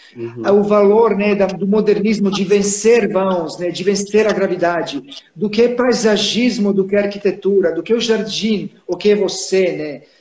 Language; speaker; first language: Portuguese; non-native, fluent; Serbian